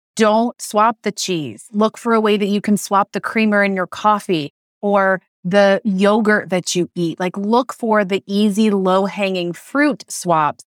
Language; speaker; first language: English; native; English